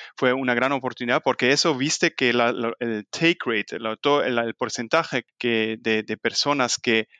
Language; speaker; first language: Spanish; non-native, fluent; German